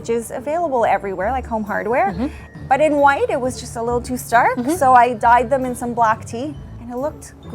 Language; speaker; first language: English; native; English